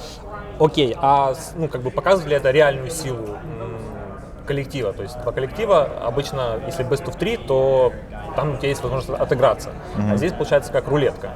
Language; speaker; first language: Russian; native; Russian